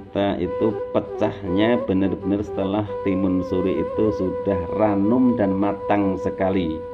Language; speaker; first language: Indonesian; native; Indonesian